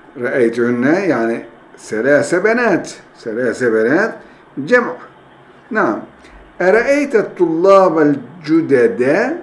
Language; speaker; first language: Arabic; non-native, fluent; Turkish